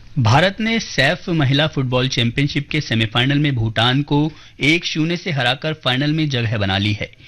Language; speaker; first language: Hindi; native; Hindi